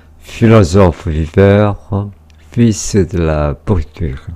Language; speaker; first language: French; non-native, fluent; Korean